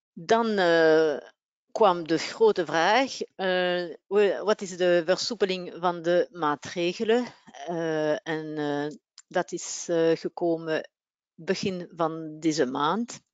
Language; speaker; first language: Dutch; non-native, local second language; French